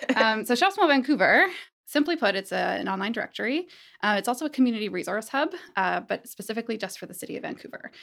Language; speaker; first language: English; native; English